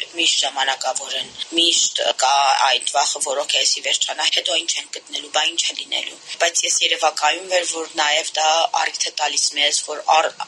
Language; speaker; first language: Armenian; early bilingual, heritage; Armenian